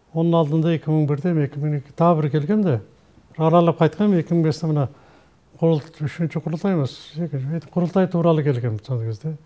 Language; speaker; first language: Kazakh; early bilingual, heritage; Kazakh